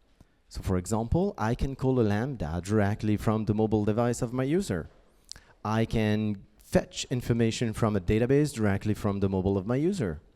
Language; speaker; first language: English; non-native, fluent; French